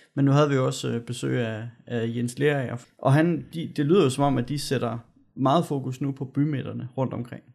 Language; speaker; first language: Danish; native; Danish